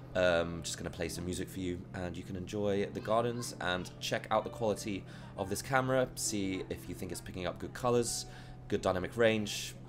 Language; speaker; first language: English; native; English